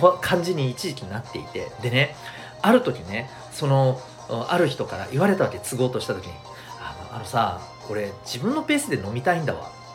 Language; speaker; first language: Japanese; native; Japanese